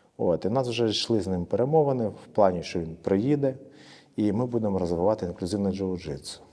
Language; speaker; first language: Ukrainian; native; Ukrainian